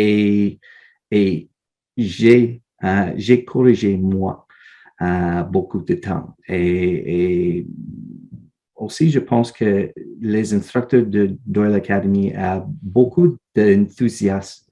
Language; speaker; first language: French; non-native, learner; English